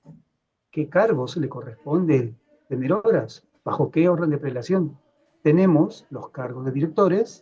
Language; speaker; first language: Spanish; native; Spanish